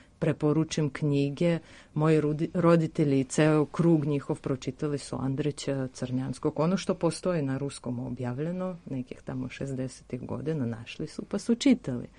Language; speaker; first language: Serbian; non-native, fluent; Russian